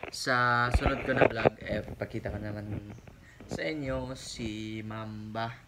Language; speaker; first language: Filipino; non-native, local second language; Cebuano